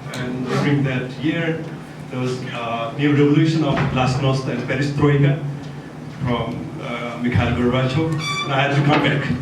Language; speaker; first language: English; non-native, local second language; Nepali